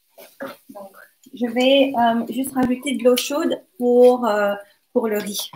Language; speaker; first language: French; non-native, local second language; Lingala